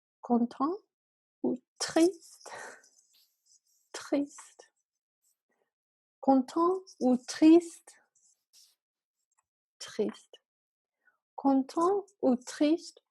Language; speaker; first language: French; non-native, fluent; English